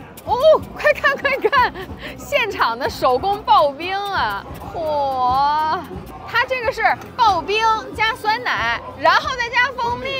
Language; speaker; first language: Chinese; native; Chinese